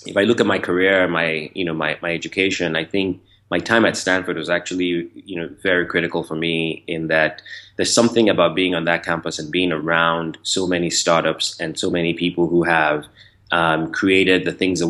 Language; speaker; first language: English; non-native, local second language; Yoruba